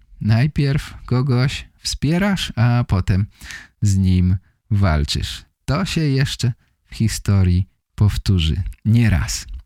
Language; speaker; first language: Polish; native; Polish